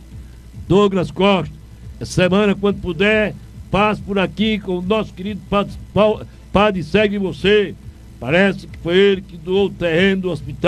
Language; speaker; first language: Portuguese; native; Portuguese